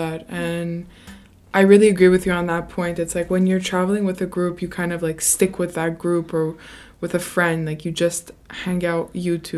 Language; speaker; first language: English; native; English